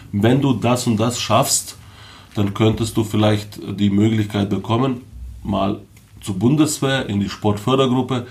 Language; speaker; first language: German; early bilingual, other home language; Bosnian